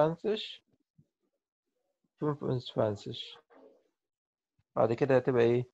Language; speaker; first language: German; non-native, fluent; Arabic